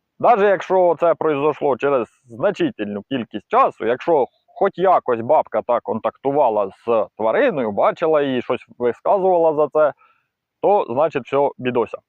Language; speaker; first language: Ukrainian; non-native, local second language; Russian